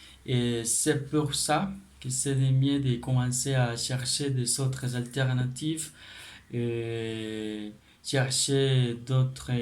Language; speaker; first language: French; non-native, learner; Spanish